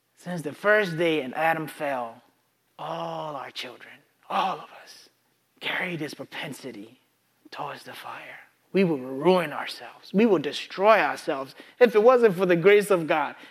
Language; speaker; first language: English; non-native, local second language; Akan